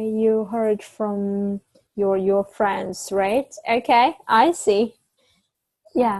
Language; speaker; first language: English; non-native, fluent; Vietnamese